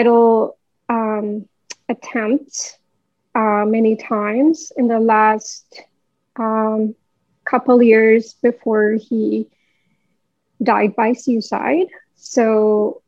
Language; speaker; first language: English; non-native, local second language; Hindi